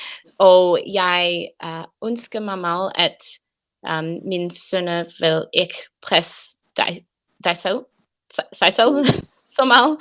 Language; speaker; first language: Danish; non-native, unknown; English